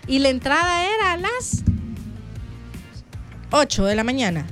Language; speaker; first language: Spanish; native; Spanish